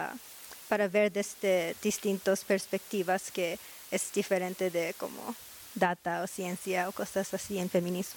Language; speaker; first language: Spanish; non-native, learner; Japanese